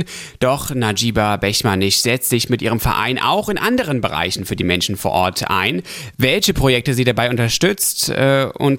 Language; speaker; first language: German; native; German